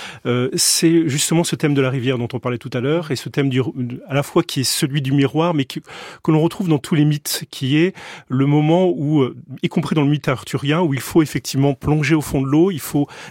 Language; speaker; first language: French; native; French